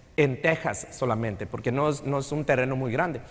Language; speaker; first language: Spanish; native; Spanish